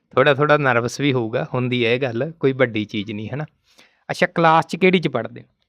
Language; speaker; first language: Hindi; non-native, local second language; Punjabi